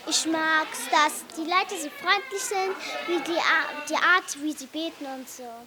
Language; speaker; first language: German; early bilingual, other home language; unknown